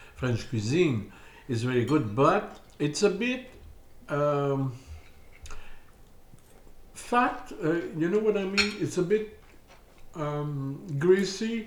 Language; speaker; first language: English; non-native, learner; French